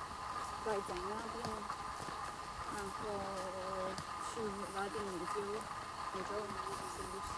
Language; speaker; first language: Chinese; non-native, fluent; Spanish